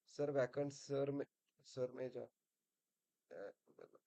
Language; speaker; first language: Hindi; non-native, local second language; Marathi